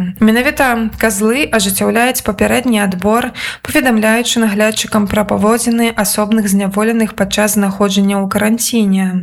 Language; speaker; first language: Belarusian; native; Belarusian